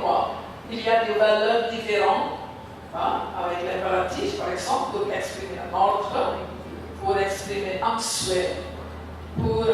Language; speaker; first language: French; non-native, fluent; Indonesian